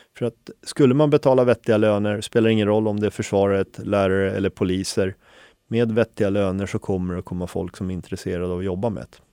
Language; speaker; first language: Swedish; early bilingual, other home language; Finnish